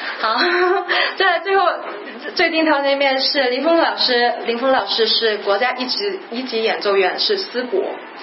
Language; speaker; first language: Chinese; non-native, local second language; Cantonese